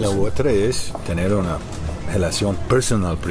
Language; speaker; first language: Spanish; non-native, learner; English